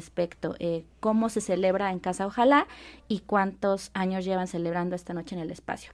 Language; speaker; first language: Spanish; native; Spanish